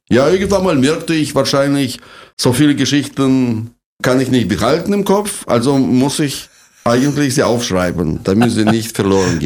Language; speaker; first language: German; non-native, fluent; Russian